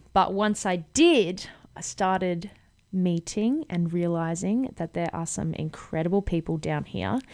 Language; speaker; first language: English; native; English